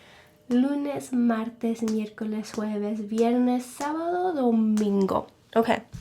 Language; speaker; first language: Spanish; non-native, learner; English